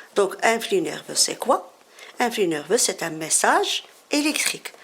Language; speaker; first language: French; non-native, local second language; Arabic